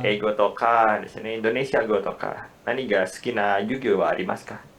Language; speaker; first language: Japanese; non-native, learner; Indonesian